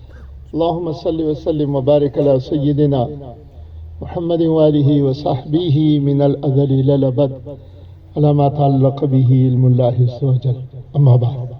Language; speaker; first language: Arabic; non-native, fluent; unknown